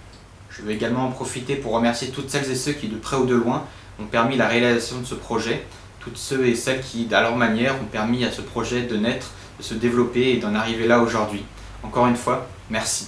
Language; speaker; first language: French; native; French